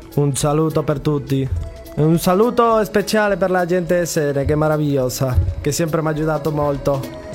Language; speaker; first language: Italian; non-native, learner; Spanish